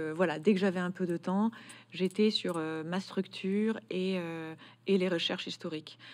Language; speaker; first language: French; native; French